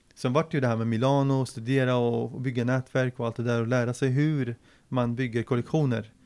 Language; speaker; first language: Swedish; early bilingual, other home language; Arabic